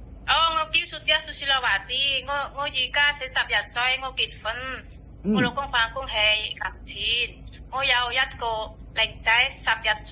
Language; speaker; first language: Cantonese; non-native, learner; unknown